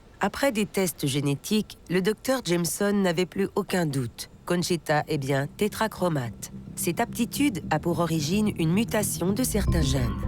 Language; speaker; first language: French; native; French